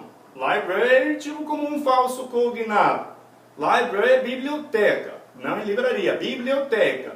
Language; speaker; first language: Portuguese; non-native, fluent; English